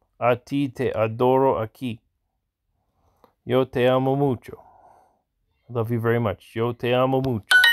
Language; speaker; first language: Spanish; non-native, learner; English